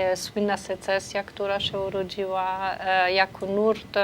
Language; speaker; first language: Polish; non-native, fluent; German